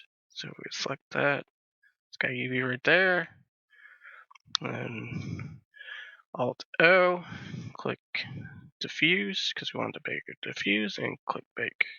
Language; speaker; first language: English; native; English